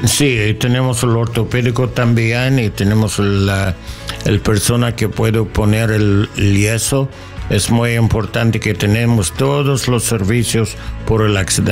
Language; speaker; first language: Spanish; non-native, learner; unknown